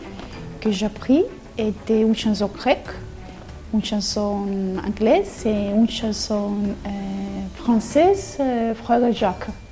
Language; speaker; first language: French; non-native, fluent; Greek